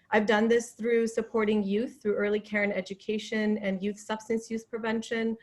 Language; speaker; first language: English; non-native, fluent; Persian